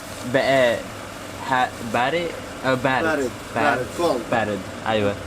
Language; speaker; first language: Arabic; non-native, learner; English